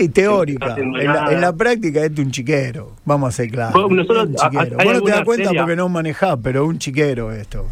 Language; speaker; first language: Spanish; native; Spanish